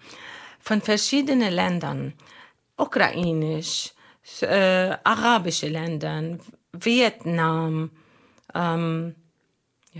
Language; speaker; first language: German; non-native, learner; Arabic